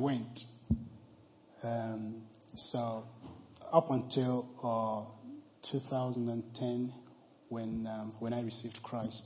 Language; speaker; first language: English; non-native, local second language; Nyanja